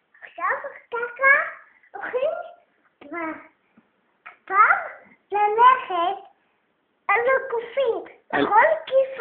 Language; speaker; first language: Hebrew; early bilingual, other home language; Russian